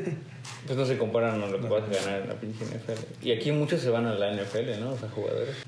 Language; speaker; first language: Spanish; native; Spanish